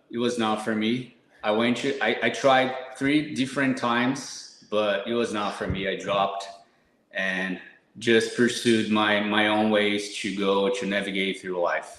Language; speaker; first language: English; non-native, fluent; Portuguese